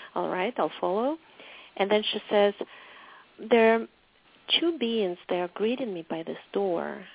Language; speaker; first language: English; non-native, fluent; Russian